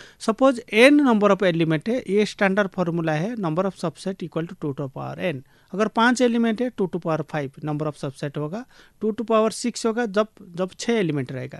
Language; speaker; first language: Hindi; native; Hindi